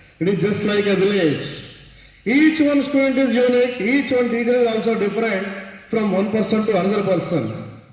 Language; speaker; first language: English; non-native, local second language; Telugu